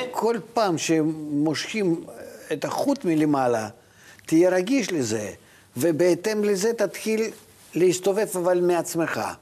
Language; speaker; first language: Hebrew; non-native, fluent; Russian